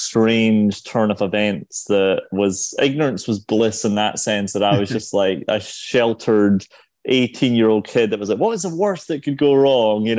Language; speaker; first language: English; native; English